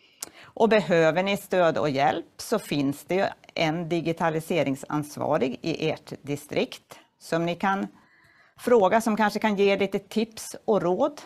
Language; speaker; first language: Swedish; native; Swedish